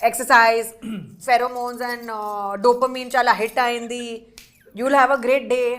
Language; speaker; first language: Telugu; non-native, learner; Hindi